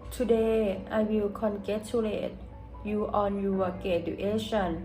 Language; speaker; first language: English; non-native, fluent; Thai